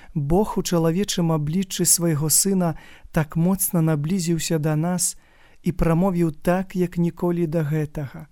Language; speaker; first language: Belarusian; native; Belarusian